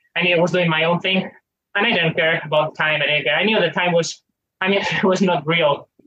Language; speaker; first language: English; non-native, fluent; Spanish